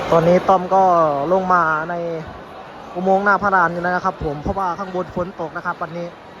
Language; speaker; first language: Thai; native; Thai